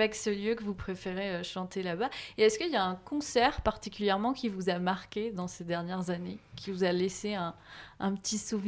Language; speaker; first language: French; native; French